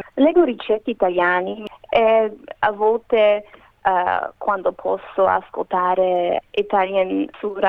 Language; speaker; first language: Italian; non-native, learner; Macedonian